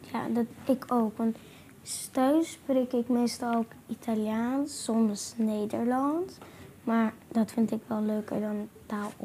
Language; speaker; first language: Dutch; early bilingual, other home language; Italian